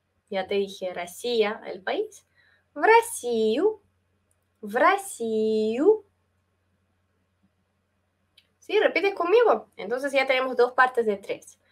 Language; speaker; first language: Spanish; non-native, fluent; Russian